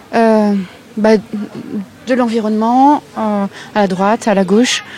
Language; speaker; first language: French; native; French